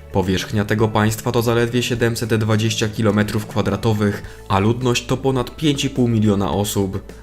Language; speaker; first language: Polish; native; Polish